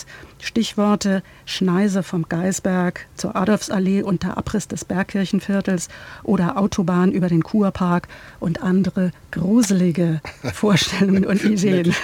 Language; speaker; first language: German; native; German